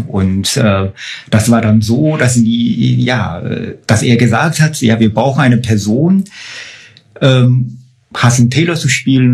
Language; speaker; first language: German; non-native, fluent; Chinese